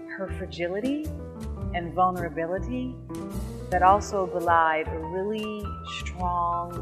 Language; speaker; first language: English; native; English